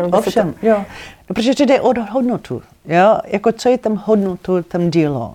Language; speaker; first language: Czech; non-native, learner; English